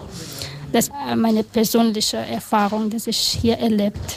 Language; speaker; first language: German; non-native, learner; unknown